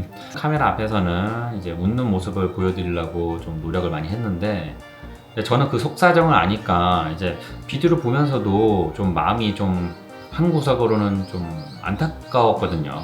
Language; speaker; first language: Korean; native; Korean